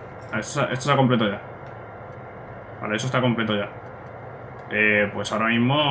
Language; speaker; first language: Spanish; native; Spanish